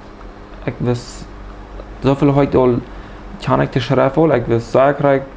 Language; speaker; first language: German; early bilingual, heritage; Plautdietsch